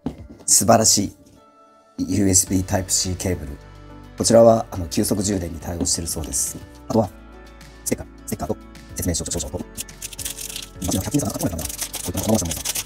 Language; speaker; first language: Japanese; native; Japanese